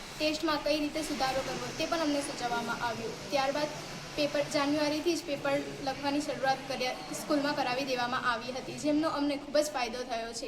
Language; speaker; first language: Gujarati; native; Gujarati